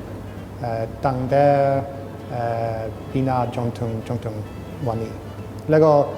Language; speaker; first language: Thai; non-native, learner; English